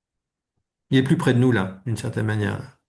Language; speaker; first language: French; native; French